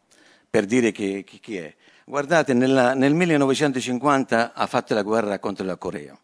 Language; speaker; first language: Italian; non-native, fluent; Arabic